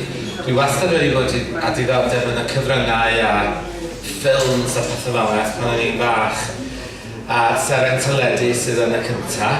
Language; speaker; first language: Welsh; native; Welsh